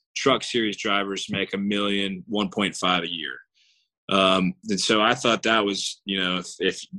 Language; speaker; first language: English; native; English